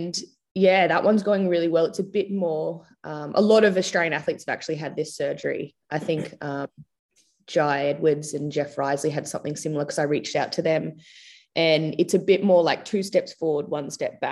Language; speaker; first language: English; native; English